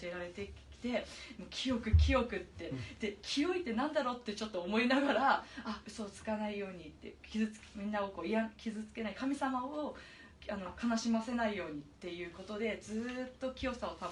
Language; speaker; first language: Japanese; native; Japanese